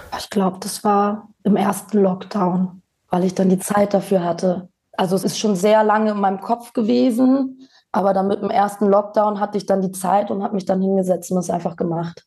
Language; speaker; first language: German; early bilingual, other home language; Bosnian